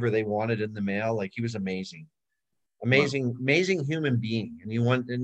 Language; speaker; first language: English; native; English